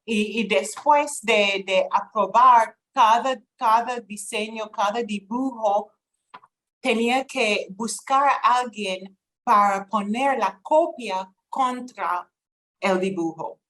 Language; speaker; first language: Spanish; non-native, fluent; English